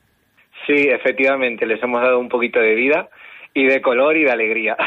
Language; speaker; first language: Spanish; native; Spanish